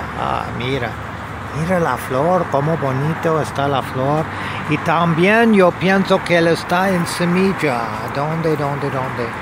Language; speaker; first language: Spanish; non-native, learner; English